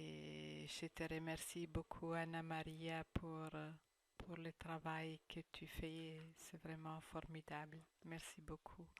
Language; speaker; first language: French; non-native, fluent; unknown